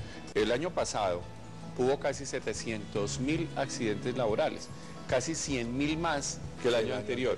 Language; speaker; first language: Spanish; native; Spanish